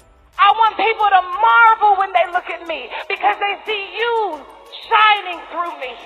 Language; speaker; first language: English; native; English